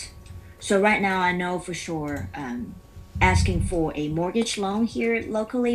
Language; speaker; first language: English; non-native, local second language; Cantonese